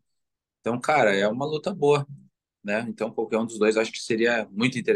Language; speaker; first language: Portuguese; native; Portuguese